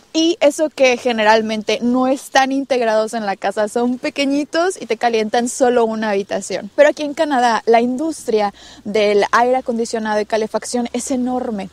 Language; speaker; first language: Spanish; native; Spanish